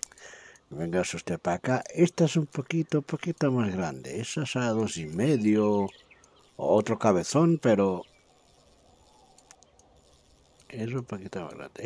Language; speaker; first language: Spanish; native; Spanish